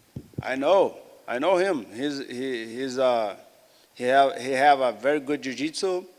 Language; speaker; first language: English; non-native, learner; Portuguese